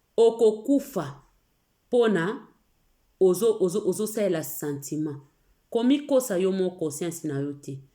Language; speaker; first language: Lingala; native; Lingala